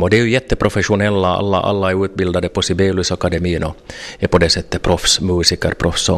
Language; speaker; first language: Swedish; native; Swedish